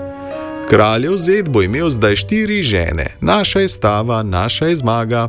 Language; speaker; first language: Slovenian; native; Slovenian